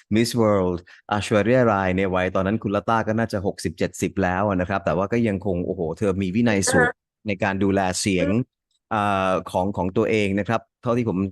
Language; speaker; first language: Thai; early bilingual, other home language; Hindi